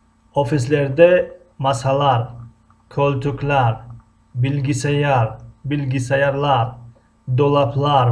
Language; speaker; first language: Turkish; non-native, fluent; Tajik